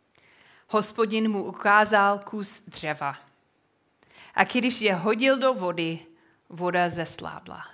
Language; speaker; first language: Czech; non-native, fluent; English